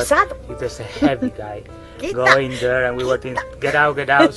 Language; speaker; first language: English; non-native, fluent; Spanish